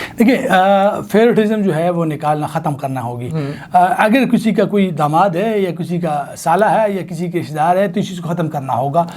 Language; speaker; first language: Urdu; non-native, local second language; Pashto